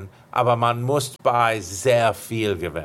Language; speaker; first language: German; non-native, fluent; English